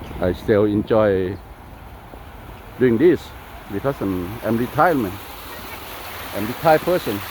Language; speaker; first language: English; non-native, learner; Lao